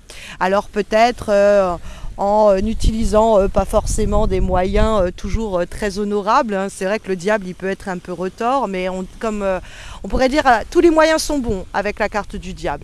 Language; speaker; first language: French; native; French